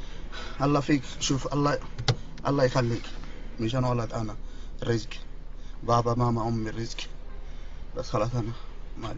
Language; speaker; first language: Arabic; non-native, learner; Bangla